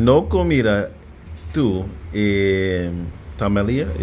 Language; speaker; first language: Spanish; non-native, learner; English